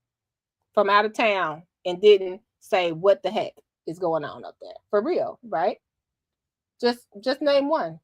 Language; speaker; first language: English; native; English